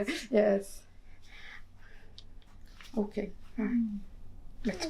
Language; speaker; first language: English; non-native, learner; Portuguese